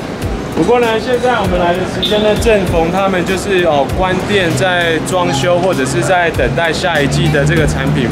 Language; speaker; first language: Chinese; native; Chinese